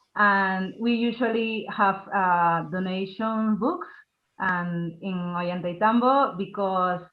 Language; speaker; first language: English; non-native, learner; Spanish